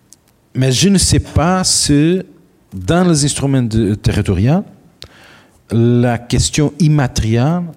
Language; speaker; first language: French; non-native, learner; Portuguese